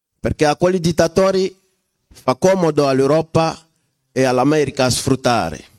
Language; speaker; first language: Italian; non-native, fluent; French